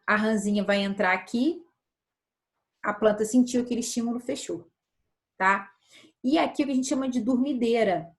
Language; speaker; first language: Portuguese; native; Portuguese